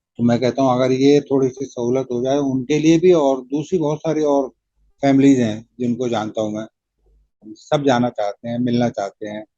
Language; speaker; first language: Urdu; native; Urdu